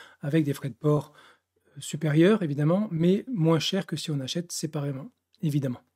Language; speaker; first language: French; native; French